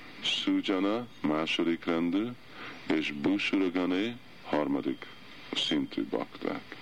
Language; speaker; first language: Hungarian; early bilingual, heritage; Hungarian